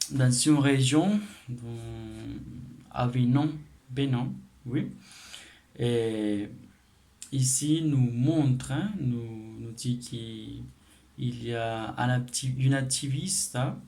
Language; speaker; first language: French; non-native, learner; Spanish